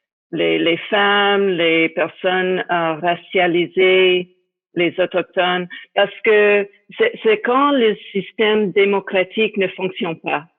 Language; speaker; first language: French; non-native, fluent; English